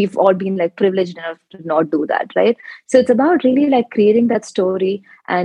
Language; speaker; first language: English; non-native, local second language; Malayalam